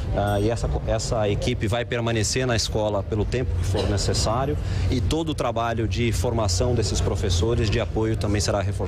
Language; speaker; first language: Portuguese; native; Portuguese